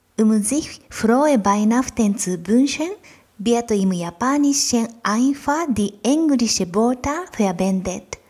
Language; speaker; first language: German; non-native, fluent; Japanese